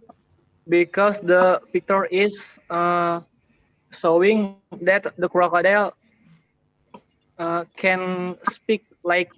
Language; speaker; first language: English; non-native, learner; Indonesian